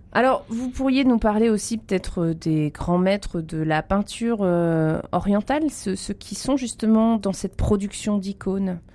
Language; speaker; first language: French; native; French